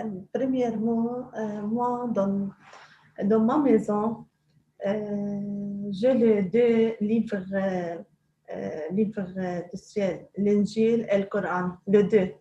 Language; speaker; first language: French; non-native, local second language; Arabic